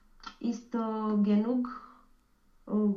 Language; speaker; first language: German; non-native, learner; Romanian